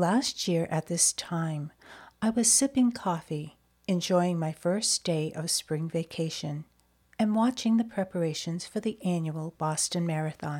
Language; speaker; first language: English; native; English